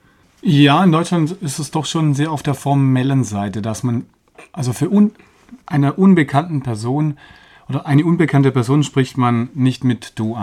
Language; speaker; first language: German; native; German